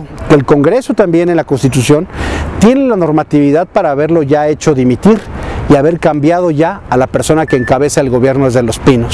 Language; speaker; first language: Spanish; native; Spanish